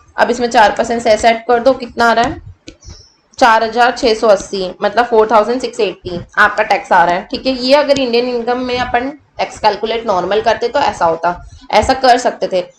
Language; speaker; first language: Hindi; native; Hindi